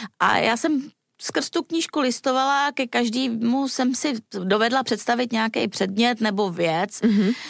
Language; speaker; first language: Czech; native; Czech